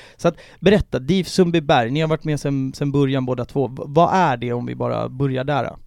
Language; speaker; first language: Swedish; native; Swedish